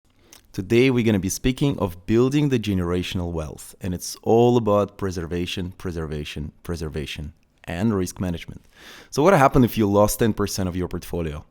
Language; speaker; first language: English; non-native, fluent; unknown